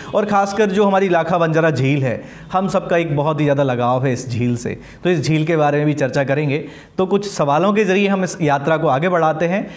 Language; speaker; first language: Hindi; native; Hindi